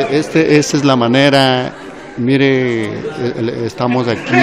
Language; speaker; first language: Spanish; native; Spanish